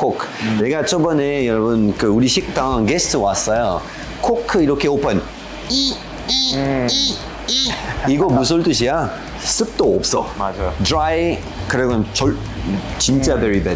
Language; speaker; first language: Korean; non-native, learner; French